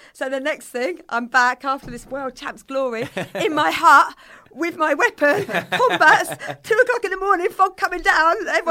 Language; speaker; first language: English; native; English